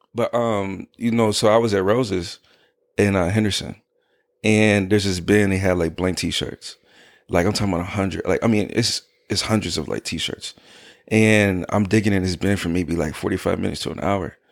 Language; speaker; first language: English; native; English